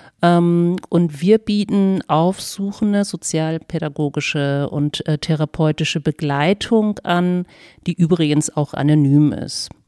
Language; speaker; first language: German; native; German